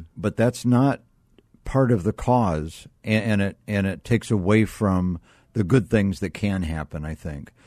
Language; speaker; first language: English; native; English